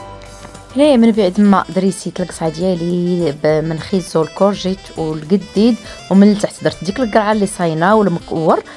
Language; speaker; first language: Arabic; native; Arabic